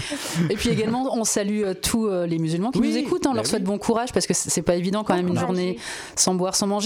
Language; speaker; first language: French; native; French